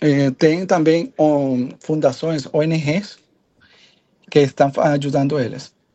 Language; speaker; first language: Portuguese; non-native, learner; Spanish